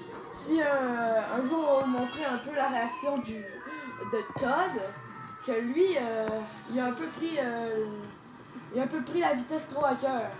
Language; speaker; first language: French; native; French